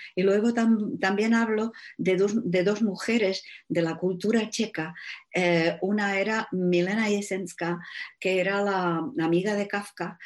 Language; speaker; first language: Spanish; non-native, fluent; Czech